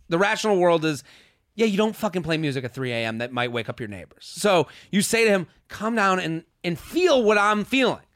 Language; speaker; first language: English; native; English